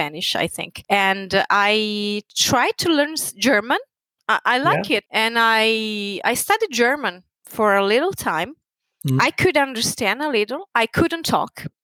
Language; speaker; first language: English; non-native, fluent; Italian